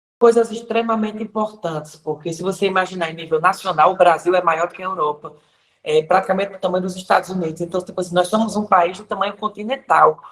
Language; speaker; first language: Portuguese; native; Portuguese